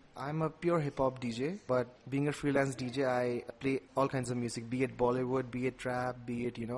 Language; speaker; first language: English; non-native, local second language; Nepali